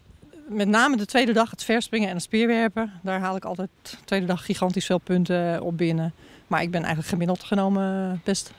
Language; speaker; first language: Dutch; native; Dutch